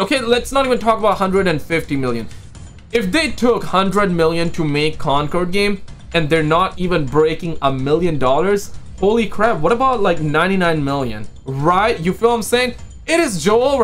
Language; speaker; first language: English; native; English